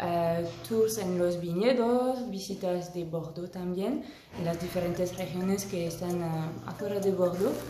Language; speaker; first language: Spanish; non-native, fluent; French